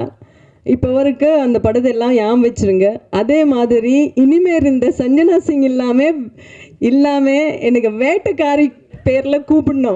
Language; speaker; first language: Tamil; non-native, fluent; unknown